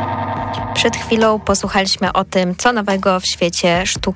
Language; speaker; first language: Polish; native; Polish